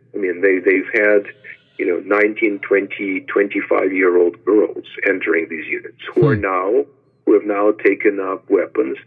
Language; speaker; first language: English; non-native, fluent; Ukrainian